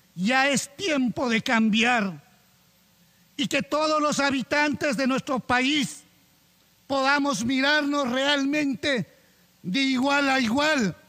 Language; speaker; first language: Spanish; non-native, local second language; Quechua